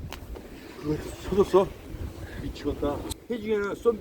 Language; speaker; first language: Korean; native; Korean